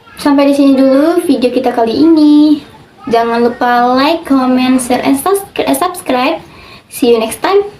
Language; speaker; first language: Indonesian; native; Indonesian